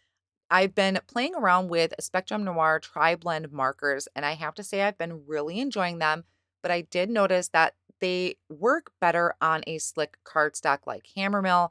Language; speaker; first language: English; native; English